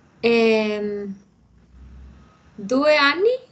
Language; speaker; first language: Italian; non-native, learner; Spanish